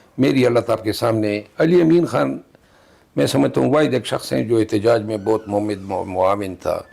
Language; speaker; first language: Urdu; non-native, local second language; Pashto